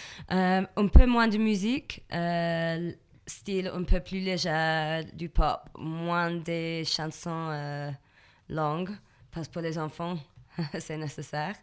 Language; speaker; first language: French; non-native, learner; English